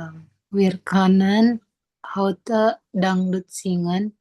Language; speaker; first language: German; non-native, learner; Indonesian